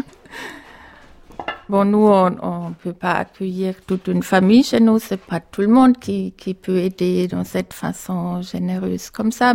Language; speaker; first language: French; non-native, fluent; German